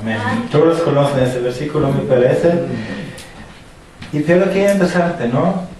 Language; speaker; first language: Spanish; non-native, fluent; German